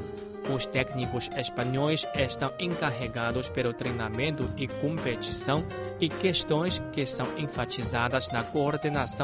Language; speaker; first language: Portuguese; non-native, fluent; Chinese